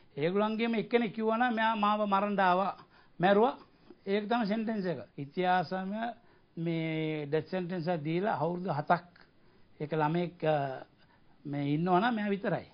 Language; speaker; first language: Sinhala; non-native, local second language; Tamil